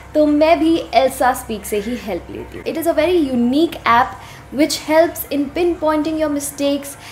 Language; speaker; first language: Hindi; native; Hindi